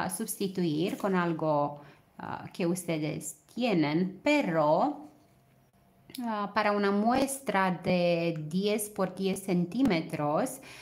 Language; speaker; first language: Spanish; non-native, fluent; Romanian